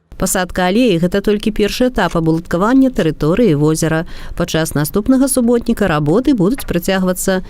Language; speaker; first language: Belarusian; native; Belarusian